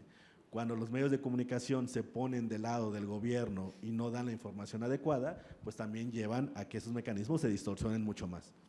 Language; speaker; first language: Spanish; native; Spanish